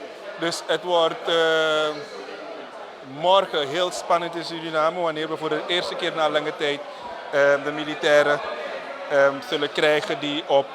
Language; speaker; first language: Dutch; native; Dutch